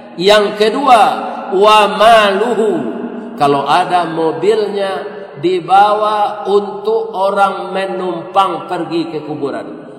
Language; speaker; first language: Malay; non-native, local second language; Minangkabau